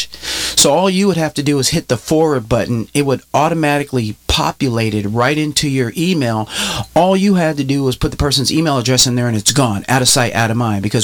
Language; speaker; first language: English; native; English